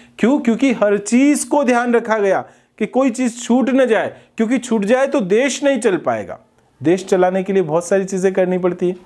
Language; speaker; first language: Hindi; native; Hindi